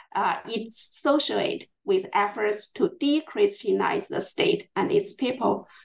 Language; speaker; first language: English; non-native, fluent; Chinese